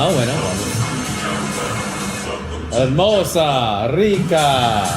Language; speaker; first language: Spanish; non-native, learner; English